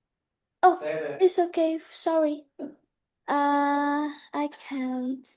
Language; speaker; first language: English; non-native, learner; Vietnamese